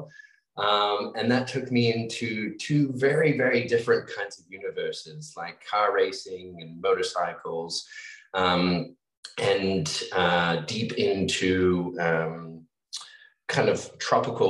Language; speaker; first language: English; native; English